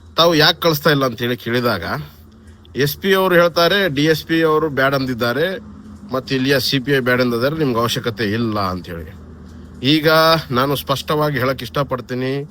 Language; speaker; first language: Kannada; non-native, local second language; Lambadi